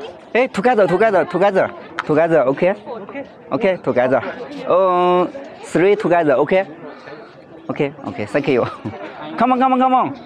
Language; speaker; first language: English; non-native, learner; Chinese